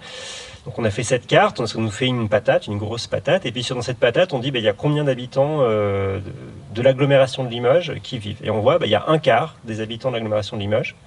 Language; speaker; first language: French; native; French